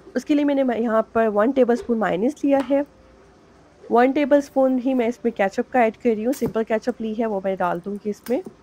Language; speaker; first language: Urdu; native; Urdu